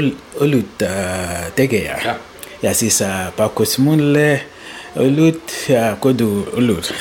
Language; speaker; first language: Estonian; non-native, learner; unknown